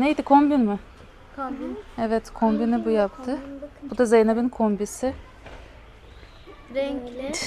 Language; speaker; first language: Turkish; non-native, fluent; Russian